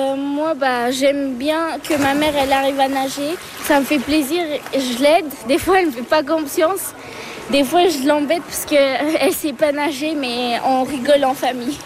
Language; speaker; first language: French; early bilingual, other home language; Turkish